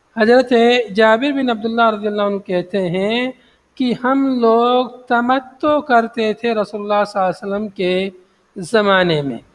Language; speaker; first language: Urdu; native; Urdu